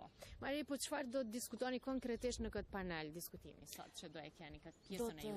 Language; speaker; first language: Albanian; native; Albanian